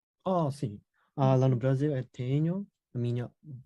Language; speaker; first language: Portuguese; non-native, learner; Japanese